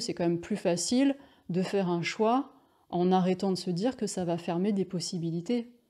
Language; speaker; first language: French; native; French